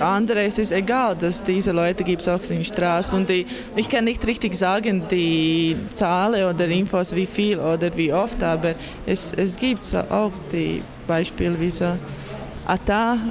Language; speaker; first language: German; non-native, learner; Latvian